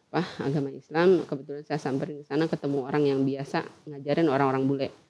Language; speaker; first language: Indonesian; non-native, local second language; Sundanese